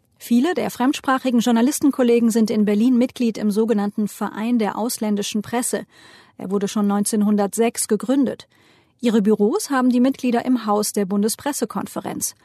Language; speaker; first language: German; early bilingual, other home language; Turkish